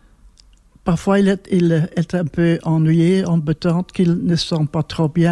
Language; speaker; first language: French; non-native, local second language; Dutch